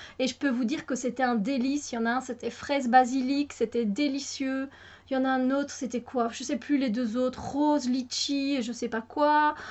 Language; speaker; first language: French; native; French